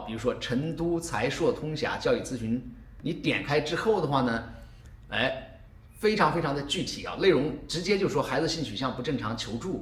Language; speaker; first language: Chinese; native; Chinese